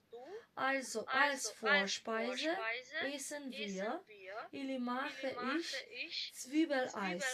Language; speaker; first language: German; non-native, fluent; Macedonian